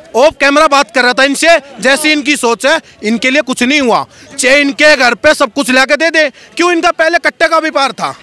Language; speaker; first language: Hindi; native; Hindi